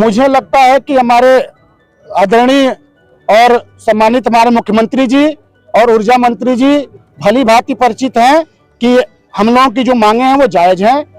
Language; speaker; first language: Hindi; native; Hindi